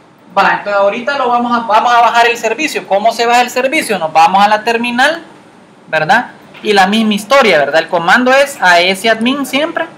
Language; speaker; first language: Spanish; native; Spanish